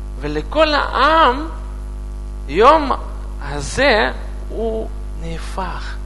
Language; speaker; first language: Hebrew; non-native, learner; Russian